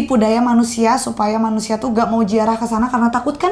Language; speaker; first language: Indonesian; native; Indonesian